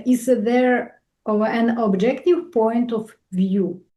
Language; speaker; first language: English; non-native, fluent; Russian